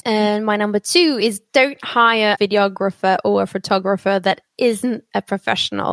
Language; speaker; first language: English; native; English